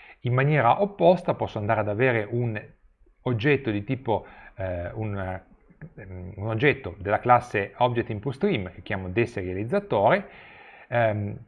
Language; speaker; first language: Italian; native; Italian